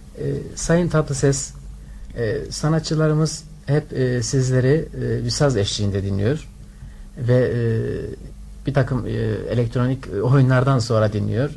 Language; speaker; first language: Turkish; native; Turkish